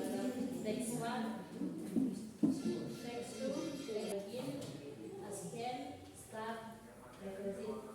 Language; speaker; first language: English; non-native, learner; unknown